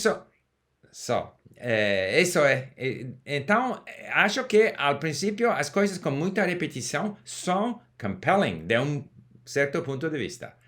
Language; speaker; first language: Portuguese; non-native, learner; English